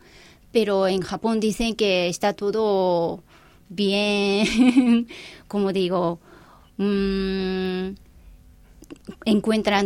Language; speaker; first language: Spanish; non-native, fluent; Japanese